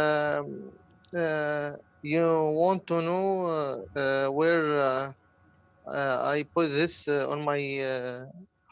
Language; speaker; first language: English; non-native, learner; Arabic